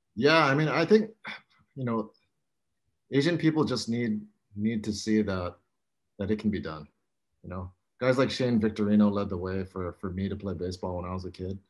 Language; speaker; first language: English; native; English